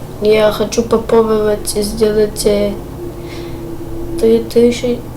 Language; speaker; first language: Russian; early bilingual, heritage; Russian